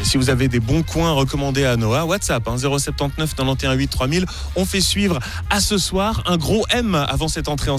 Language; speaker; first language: French; native; French